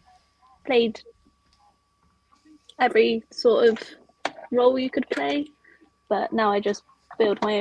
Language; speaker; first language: English; native; English